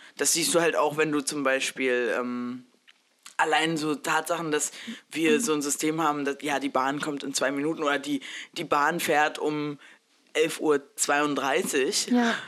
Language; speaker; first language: German; early bilingual, other home language; Spanish